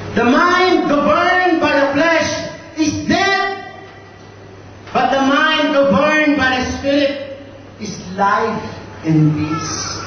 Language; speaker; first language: English; non-native, local second language; Filipino